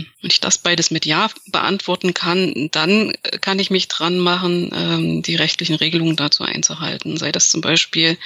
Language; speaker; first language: German; native; German